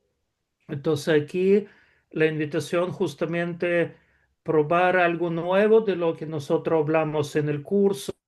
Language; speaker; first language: Spanish; non-native, fluent; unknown